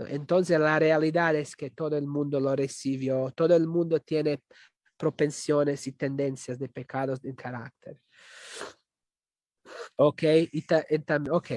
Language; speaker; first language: Spanish; non-native, fluent; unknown